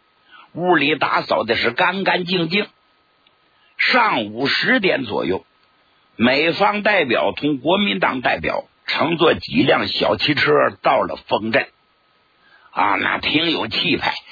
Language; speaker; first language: Chinese; native; Chinese